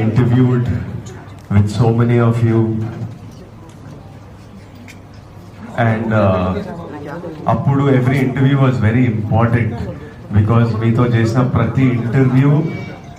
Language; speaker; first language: Telugu; native; Telugu